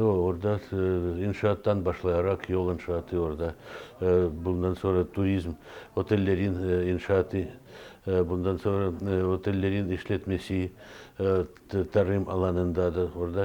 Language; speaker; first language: Turkish; non-native, fluent; Russian